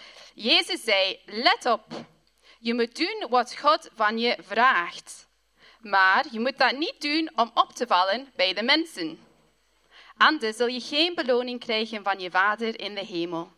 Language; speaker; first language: Dutch; non-native, fluent; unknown